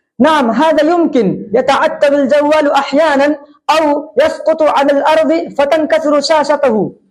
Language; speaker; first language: Arabic; non-native, fluent; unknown